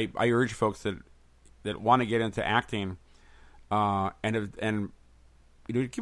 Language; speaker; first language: English; native; English